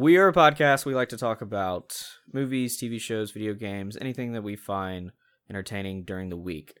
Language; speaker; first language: English; native; English